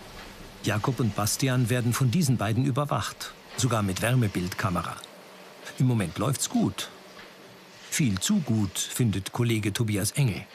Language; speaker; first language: German; native; German